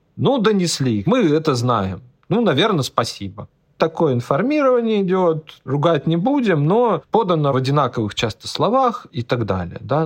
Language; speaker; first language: Russian; native; Russian